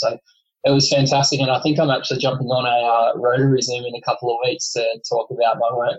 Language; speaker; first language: English; native; English